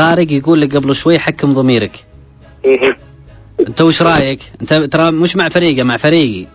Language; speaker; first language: Arabic; native; Arabic